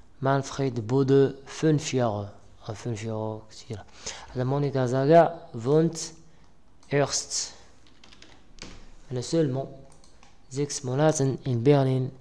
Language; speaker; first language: German; non-native, learner; Arabic